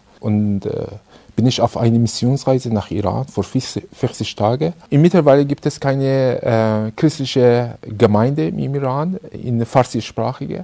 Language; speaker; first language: German; non-native, fluent; Persian